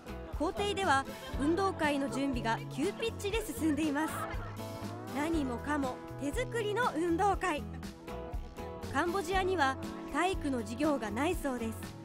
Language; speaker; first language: Japanese; native; Japanese